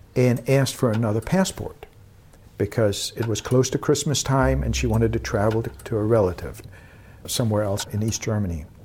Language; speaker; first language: English; early bilingual, other home language; German